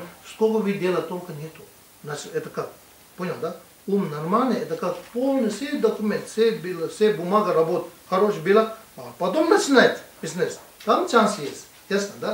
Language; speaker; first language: Russian; non-native, learner; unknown